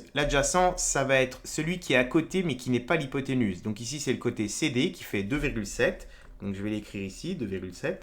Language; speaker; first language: French; native; French